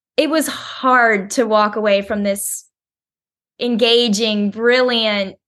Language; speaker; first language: English; native; English